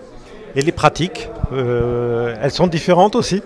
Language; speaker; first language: French; native; French